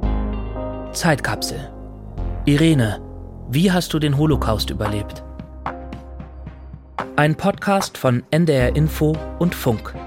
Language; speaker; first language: German; native; German